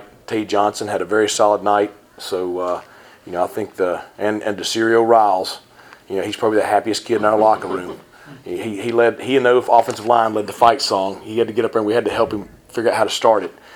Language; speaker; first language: English; native; English